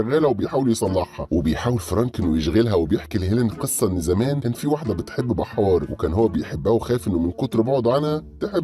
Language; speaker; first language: Arabic; native; Arabic